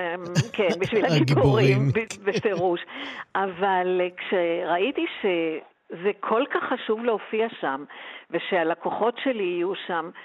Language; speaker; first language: Hebrew; native; Hebrew